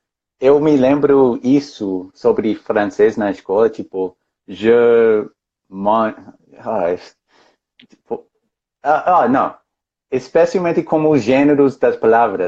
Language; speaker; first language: Portuguese; non-native, fluent; English